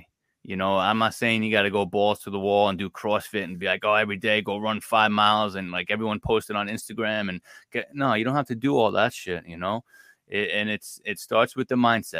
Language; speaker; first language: English; native; English